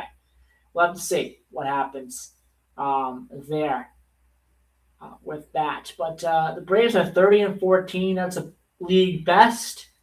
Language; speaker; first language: English; native; English